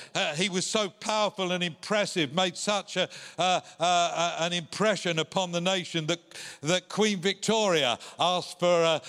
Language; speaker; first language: English; native; English